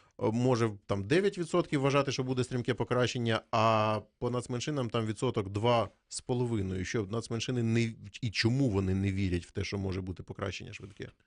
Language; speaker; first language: Ukrainian; native; Ukrainian